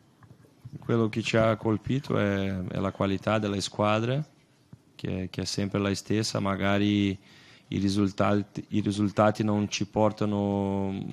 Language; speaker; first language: Italian; non-native, fluent; Portuguese